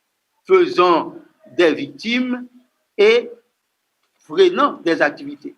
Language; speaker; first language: French; non-native, local second language; Haitian Creole